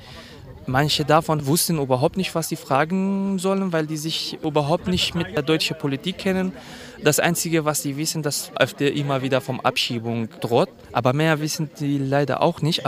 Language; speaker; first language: German; non-native, fluent; Kurdish